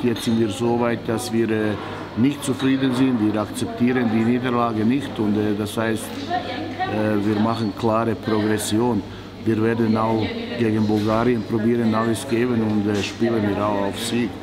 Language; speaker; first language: German; non-native, fluent; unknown